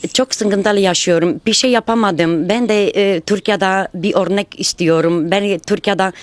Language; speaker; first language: Turkish; non-native, learner; Romanian